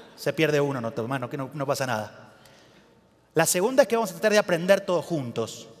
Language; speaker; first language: Spanish; native; Spanish